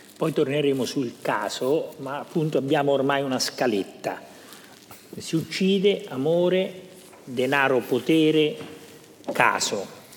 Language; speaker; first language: Italian; native; Italian